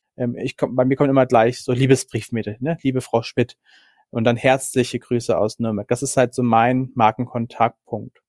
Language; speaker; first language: German; native; German